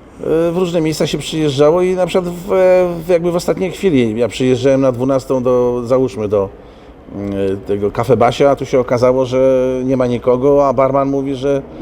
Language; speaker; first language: Polish; native; Polish